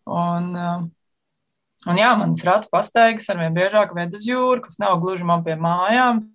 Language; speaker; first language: Latvian; native; Latvian